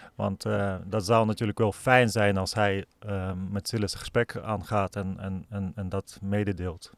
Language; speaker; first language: Dutch; non-native, fluent; Russian